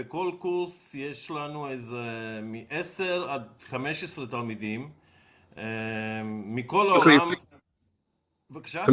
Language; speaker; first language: Hebrew; non-native, fluent; Serbian